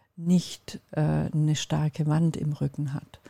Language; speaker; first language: German; non-native, fluent; Turkish